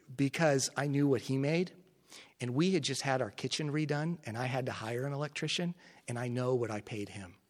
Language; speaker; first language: English; native; English